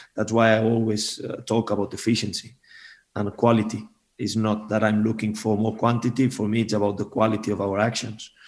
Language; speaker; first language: English; non-native, fluent; Spanish